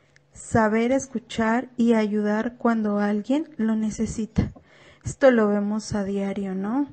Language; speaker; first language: Spanish; native; Spanish